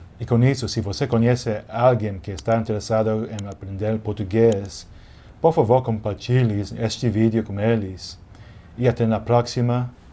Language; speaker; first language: Portuguese; non-native, learner; English